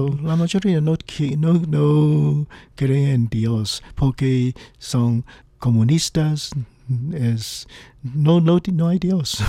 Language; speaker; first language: Spanish; non-native, learner; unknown